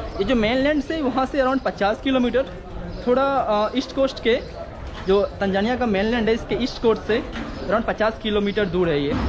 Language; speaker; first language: Hindi; native; Hindi